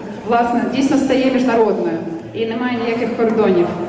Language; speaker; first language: Ukrainian; native; Ukrainian